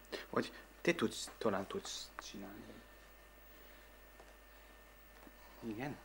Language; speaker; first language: Hungarian; non-native, learner; German